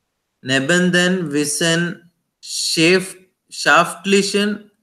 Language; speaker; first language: German; non-native, learner; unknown